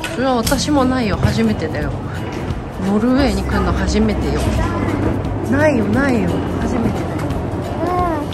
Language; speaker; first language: Japanese; native; Japanese